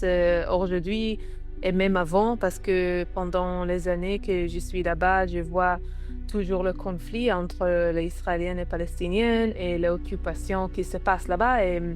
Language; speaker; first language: French; non-native, learner; Hebrew